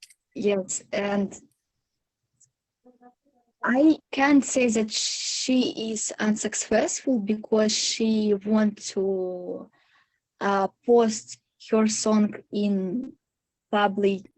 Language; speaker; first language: English; non-native, learner; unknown